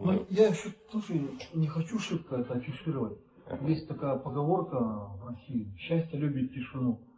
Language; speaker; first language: Russian; native; Russian